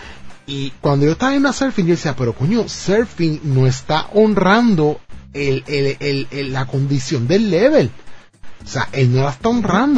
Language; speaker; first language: Spanish; native; Spanish